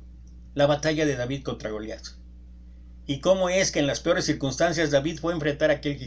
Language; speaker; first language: Spanish; native; Spanish